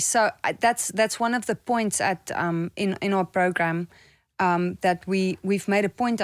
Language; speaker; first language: English; non-native, local second language; Afrikaans